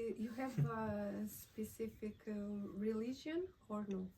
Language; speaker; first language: English; non-native, learner; Portuguese